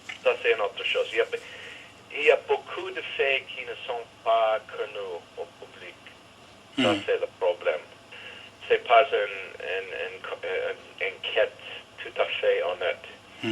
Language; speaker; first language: French; non-native, fluent; English